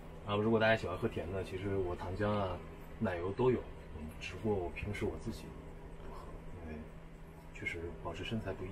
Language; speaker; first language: Chinese; native; Chinese